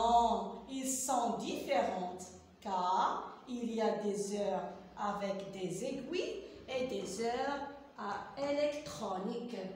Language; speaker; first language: French; non-native, local second language; Arabic